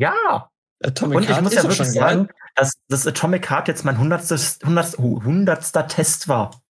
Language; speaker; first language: German; native; German